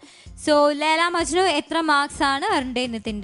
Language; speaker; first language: Malayalam; native; Malayalam